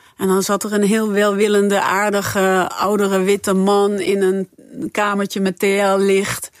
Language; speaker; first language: Dutch; non-native, fluent; French